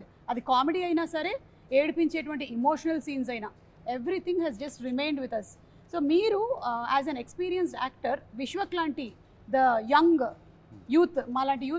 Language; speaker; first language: Telugu; native; Telugu